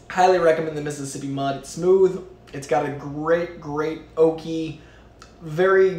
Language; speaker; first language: English; native; English